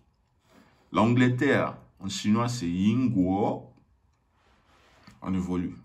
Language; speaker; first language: French; non-native, local second language; Lingala